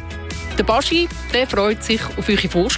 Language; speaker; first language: German; native; German